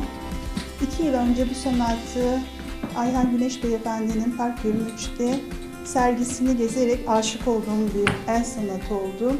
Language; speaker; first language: Turkish; native; Turkish